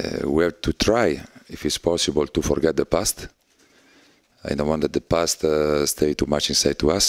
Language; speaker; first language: English; non-native, learner; Italian